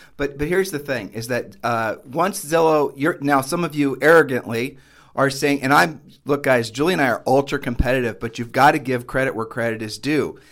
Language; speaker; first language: English; native; English